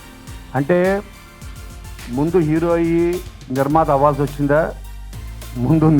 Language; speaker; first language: Telugu; native; Telugu